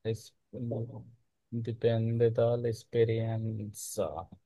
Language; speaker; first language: Italian; non-native, learner; Bangla